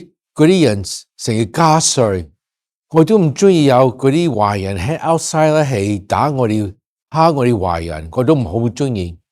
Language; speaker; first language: Cantonese; early bilingual, heritage; English